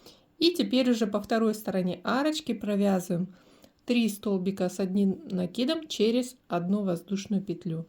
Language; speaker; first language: Russian; native; Russian